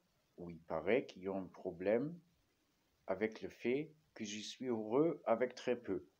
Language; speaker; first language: French; non-native, fluent; German